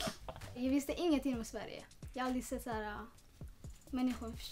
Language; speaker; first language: Swedish; non-native, learner; Tigrinya